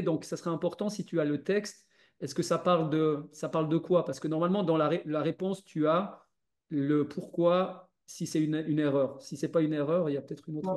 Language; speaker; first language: French; native; French